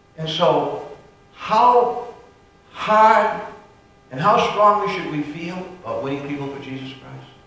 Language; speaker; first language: English; native; English